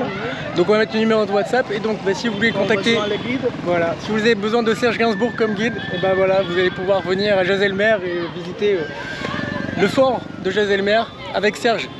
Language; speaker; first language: French; native; French